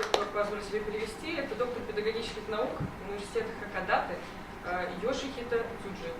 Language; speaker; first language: Russian; native; Russian